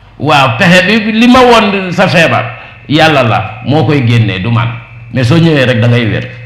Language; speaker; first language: Wolof; non-native, local second language; Jola-Fonyi